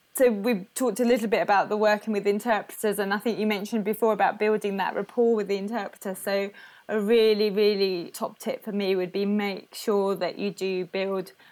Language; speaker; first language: English; non-native, local second language; Spanish